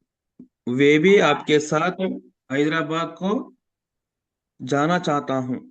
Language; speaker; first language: Hindi; non-native, learner; Telugu